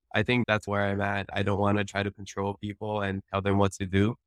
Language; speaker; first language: English; early bilingual, other home language; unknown